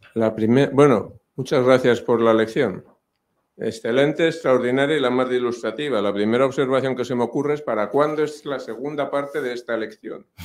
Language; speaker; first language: Spanish; native; Spanish